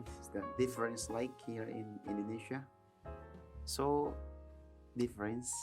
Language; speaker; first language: English; non-native, learner; Filipino